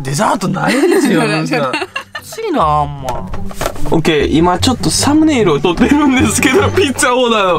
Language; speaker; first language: Japanese; native; Japanese